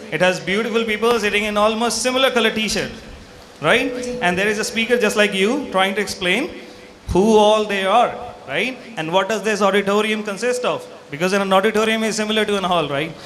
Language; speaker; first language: English; non-native, local second language; Punjabi